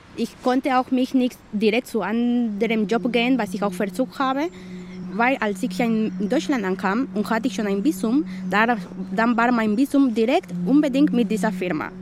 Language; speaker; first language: German; non-native, fluent; Spanish